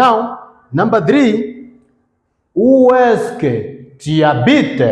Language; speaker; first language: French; non-native, fluent; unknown